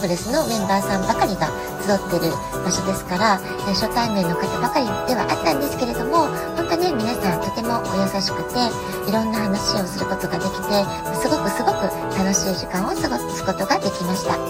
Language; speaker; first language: Japanese; native; Japanese